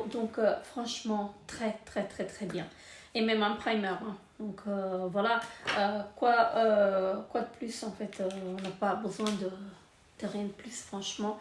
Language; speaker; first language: French; native; French